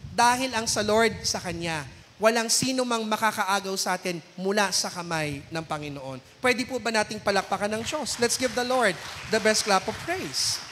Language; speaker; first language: Filipino; native; Filipino